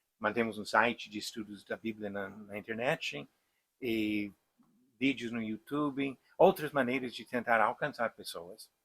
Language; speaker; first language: Portuguese; non-native, fluent; English